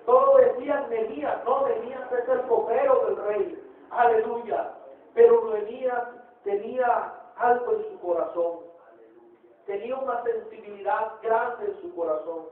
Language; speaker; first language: Spanish; native; Spanish